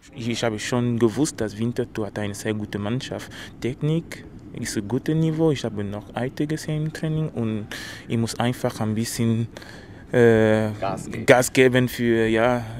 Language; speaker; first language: German; non-native, learner; French